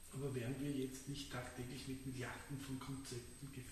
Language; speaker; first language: German; native; German